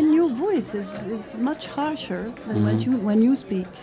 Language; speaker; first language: English; non-native, fluent; French